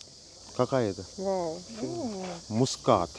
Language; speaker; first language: Russian; non-native, learner; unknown